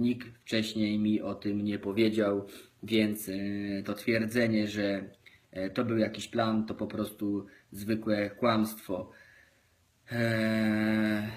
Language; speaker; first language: Polish; native; Polish